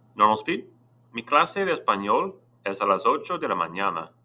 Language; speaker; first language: Spanish; non-native, fluent; English